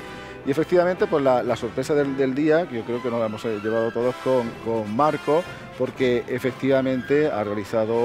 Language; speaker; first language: Spanish; native; Spanish